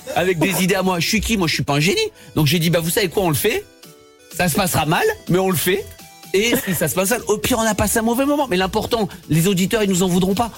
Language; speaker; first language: French; native; French